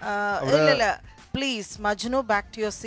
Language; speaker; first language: Malayalam; native; Malayalam